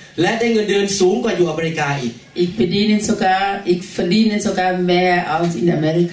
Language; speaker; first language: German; non-native, learner; Thai